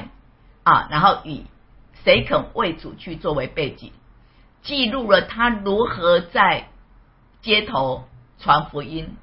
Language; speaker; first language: Chinese; native; Chinese